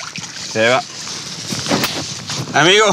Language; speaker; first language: Spanish; non-native, fluent; French